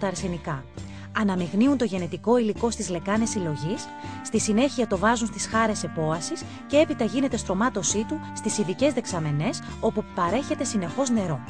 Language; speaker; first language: Greek; native; Greek